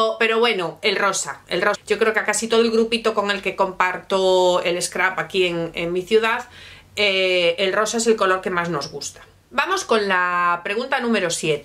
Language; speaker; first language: Spanish; native; Spanish